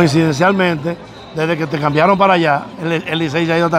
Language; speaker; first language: Spanish; native; Spanish